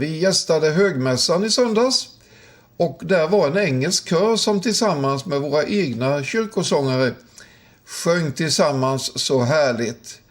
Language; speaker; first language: Swedish; native; Swedish